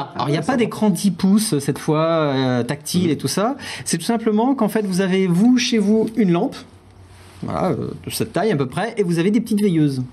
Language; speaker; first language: French; native; French